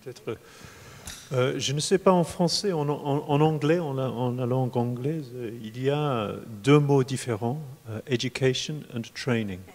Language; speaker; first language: French; non-native, fluent; English